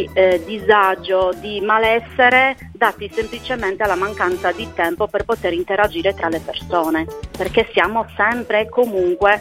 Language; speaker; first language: Italian; native; Italian